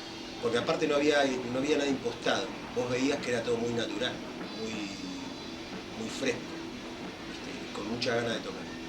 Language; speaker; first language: Spanish; native; Spanish